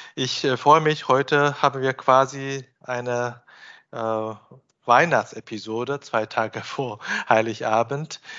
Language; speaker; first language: German; non-native, fluent; Chinese